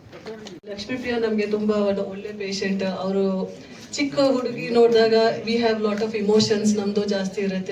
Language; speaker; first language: Kannada; non-native, local second language; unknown